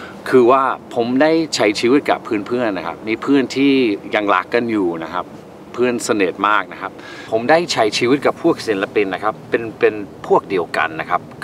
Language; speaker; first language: Thai; non-native, fluent; English